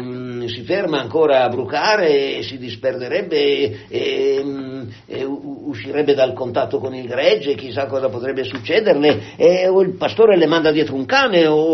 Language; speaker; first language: Italian; native; Italian